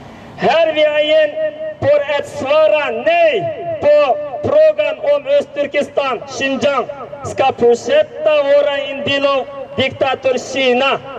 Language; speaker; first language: Swedish; non-native, learner; Uyghur